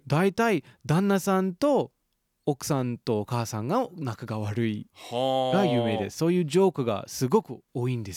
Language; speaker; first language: Japanese; non-native, fluent; English